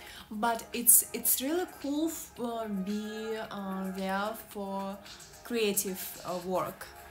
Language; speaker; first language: English; non-native, learner; Russian